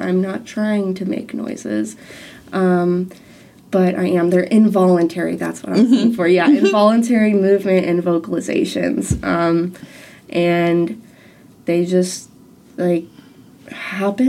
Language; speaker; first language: English; native; English